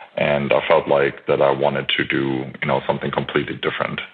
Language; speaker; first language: English; non-native, fluent; German